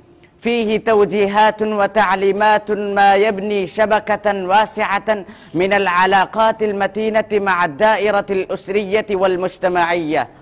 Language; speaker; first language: Arabic; non-native, learner; Urdu